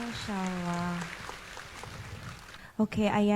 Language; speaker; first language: Indonesian; native; Indonesian